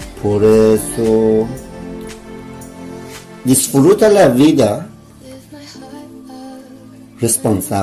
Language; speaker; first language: Spanish; non-native, learner; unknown